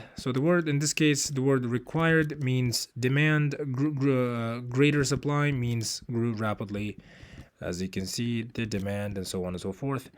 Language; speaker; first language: English; non-native, fluent; Uzbek